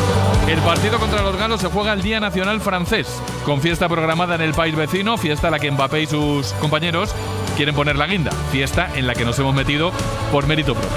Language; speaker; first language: Spanish; native; Spanish